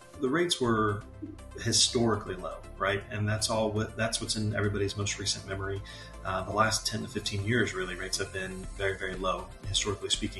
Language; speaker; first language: English; native; English